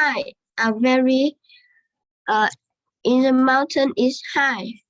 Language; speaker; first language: English; non-native, learner; Vietnamese